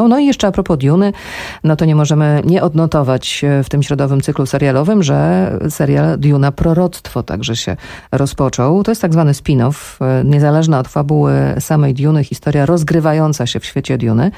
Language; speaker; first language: Polish; native; Polish